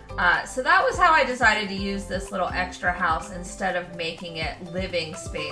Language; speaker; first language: English; native; English